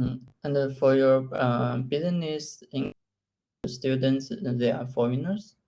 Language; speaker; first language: English; non-native, learner; Chinese